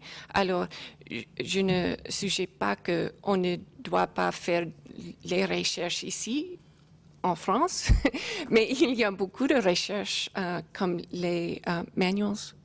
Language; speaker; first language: French; non-native, learner; English